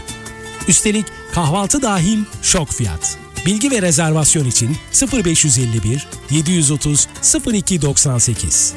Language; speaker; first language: Turkish; native; Turkish